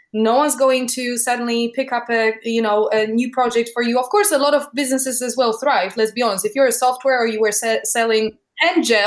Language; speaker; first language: English; non-native, fluent; Polish